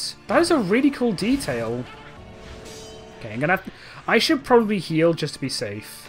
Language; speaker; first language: English; native; English